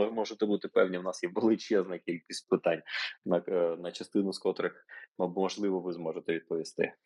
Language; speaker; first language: Ukrainian; native; Ukrainian